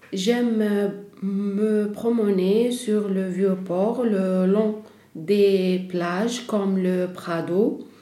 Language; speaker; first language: French; non-native, learner; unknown